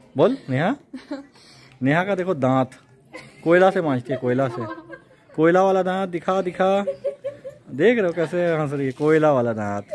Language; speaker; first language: Hindi; native; Hindi